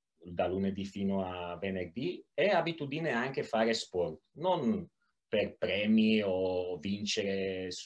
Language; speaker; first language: Italian; non-native, learner; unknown